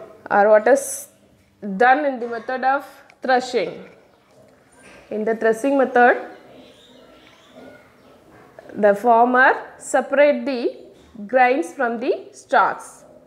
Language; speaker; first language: English; non-native, local second language; Tamil